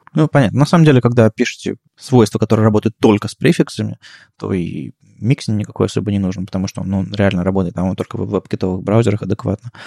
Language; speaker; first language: Russian; native; Russian